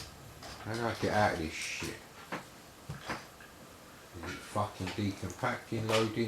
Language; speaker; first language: English; native; English